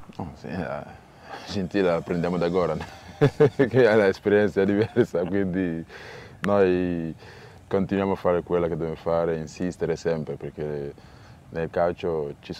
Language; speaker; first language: Italian; non-native, fluent; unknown